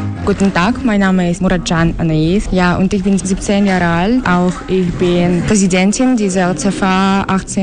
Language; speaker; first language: German; non-native, learner; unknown